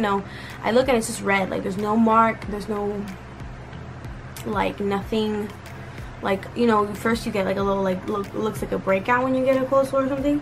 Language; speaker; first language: English; early bilingual, other home language; Spanish